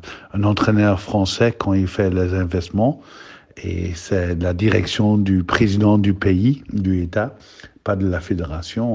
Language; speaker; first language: French; non-native, fluent; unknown